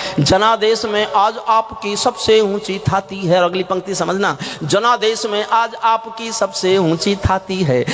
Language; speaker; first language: Hindi; native; Hindi